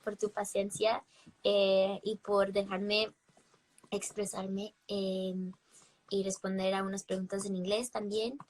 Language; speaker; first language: Spanish; early bilingual, other home language; English